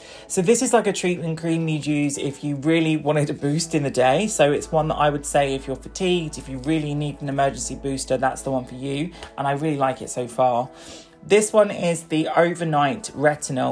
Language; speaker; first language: English; native; English